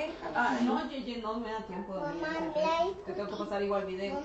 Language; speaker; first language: Spanish; native; Spanish